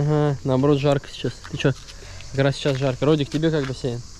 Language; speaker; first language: Russian; native; Russian